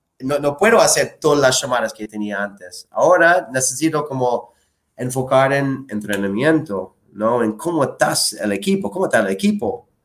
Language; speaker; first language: Spanish; non-native, fluent; English